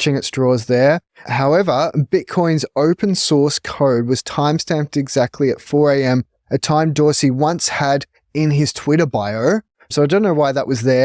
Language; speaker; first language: English; native; English